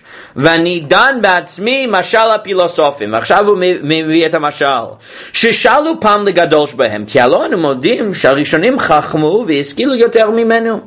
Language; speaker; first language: Hebrew; non-native, fluent; English